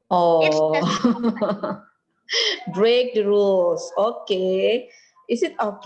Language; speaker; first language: English; non-native, learner; Indonesian